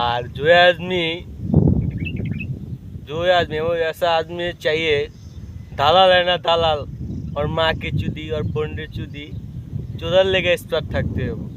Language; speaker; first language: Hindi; non-native, learner; Bangla